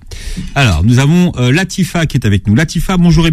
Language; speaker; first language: French; native; French